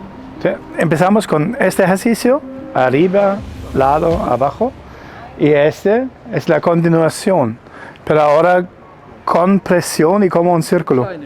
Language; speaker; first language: Spanish; non-native, learner; German